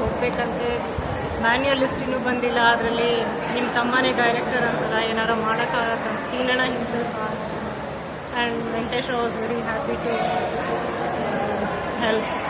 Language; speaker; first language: Kannada; native; Kannada